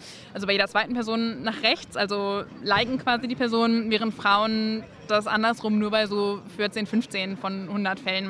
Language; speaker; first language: German; native; German